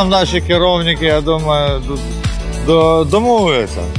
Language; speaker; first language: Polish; non-native, learner; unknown